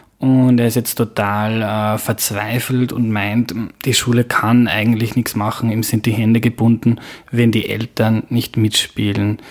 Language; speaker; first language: German; native; German